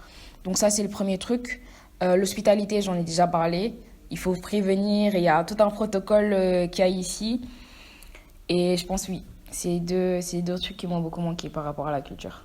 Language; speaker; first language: French; non-native, local second language; Wolof